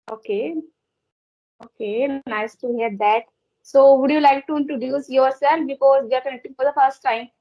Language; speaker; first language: English; non-native, learner; Hindi